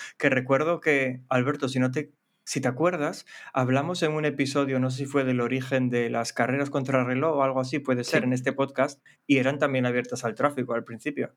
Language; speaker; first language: Spanish; native; Spanish